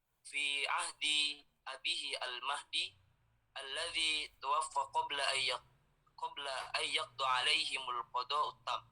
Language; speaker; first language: Arabic; non-native, learner; Indonesian